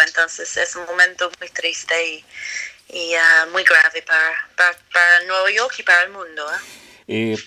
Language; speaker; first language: Spanish; non-native, fluent; English